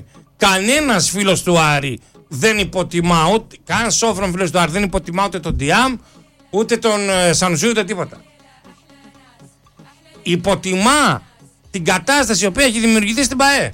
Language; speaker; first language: Greek; native; Greek